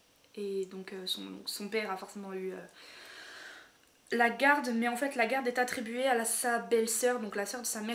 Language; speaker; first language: French; native; French